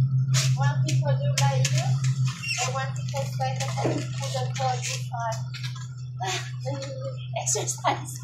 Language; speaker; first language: English; non-native, learner; Hmong